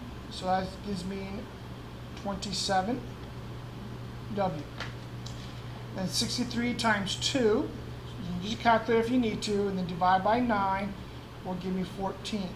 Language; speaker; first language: English; native; English